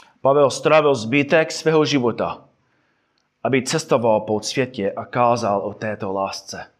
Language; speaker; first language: Czech; non-native, fluent; English